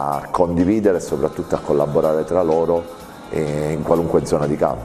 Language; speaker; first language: Italian; native; Italian